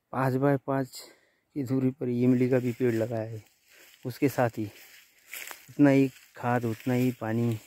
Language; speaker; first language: Hindi; non-native, local second language; Marathi